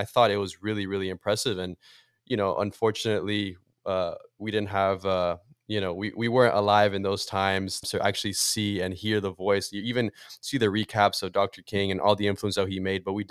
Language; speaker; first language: English; early bilingual, other home language; Portuguese